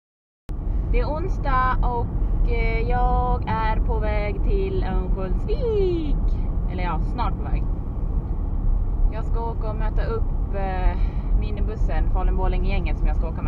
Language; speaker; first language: Swedish; native; Swedish